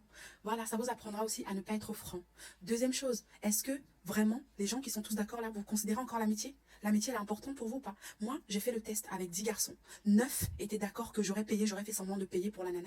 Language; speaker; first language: French; native; French